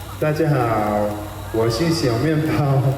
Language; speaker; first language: Chinese; non-native, learner; Thai